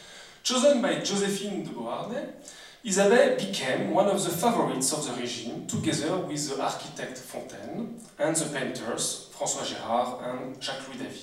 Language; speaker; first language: English; non-native, fluent; French